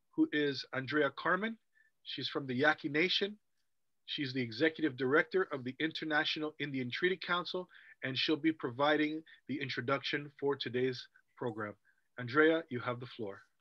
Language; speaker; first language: English; native; English